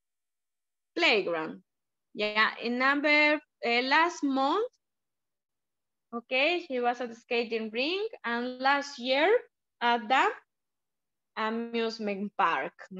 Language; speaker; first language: English; non-native, learner; Spanish